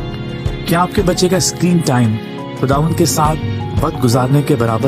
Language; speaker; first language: Urdu; native; Urdu